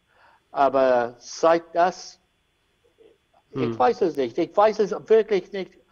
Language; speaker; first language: German; non-native, learner; English